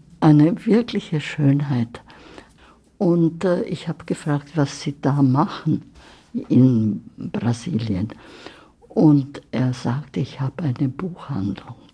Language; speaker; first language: German; early bilingual, heritage; German